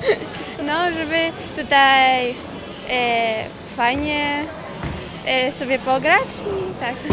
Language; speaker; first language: Polish; early bilingual, heritage; Spanish